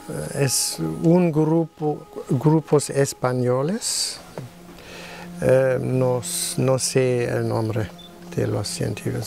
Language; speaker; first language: Spanish; non-native, learner; German